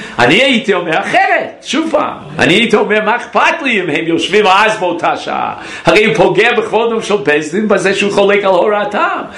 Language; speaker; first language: Hebrew; non-native, fluent; English